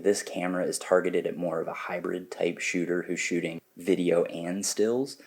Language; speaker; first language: English; native; English